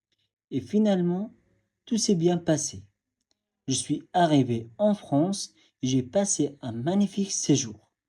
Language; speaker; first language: French; non-native, fluent; Arabic